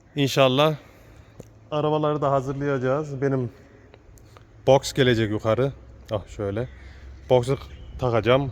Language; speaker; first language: Turkish; early bilingual, heritage; Turkish